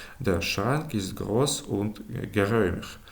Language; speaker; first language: German; non-native, fluent; Ukrainian